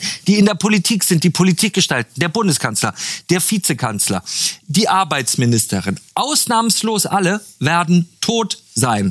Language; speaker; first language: German; native; German